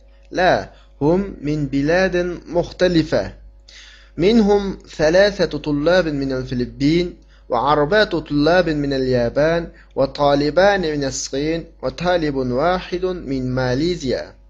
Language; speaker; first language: Arabic; non-native, fluent; Uyghur